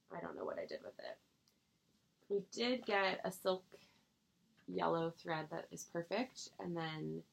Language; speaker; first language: English; native; English